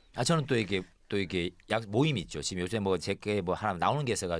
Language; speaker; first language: Korean; native; Korean